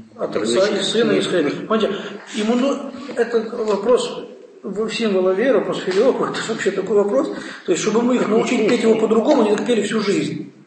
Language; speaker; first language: Russian; non-native, local second language; Ukrainian